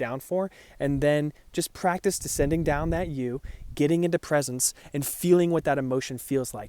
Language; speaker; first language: English; native; English